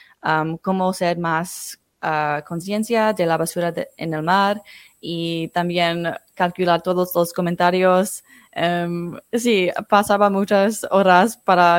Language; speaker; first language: Spanish; non-native, fluent; English